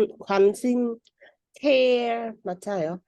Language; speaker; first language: Korean; non-native, learner; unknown